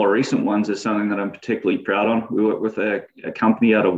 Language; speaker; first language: English; native; English